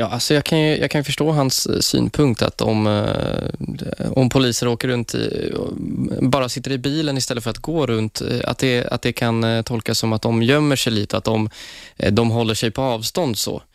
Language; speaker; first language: Swedish; native; Swedish